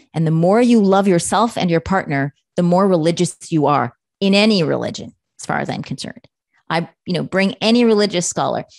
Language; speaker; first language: English; native; English